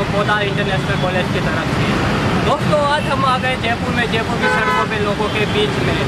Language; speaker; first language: Hindi; native; Hindi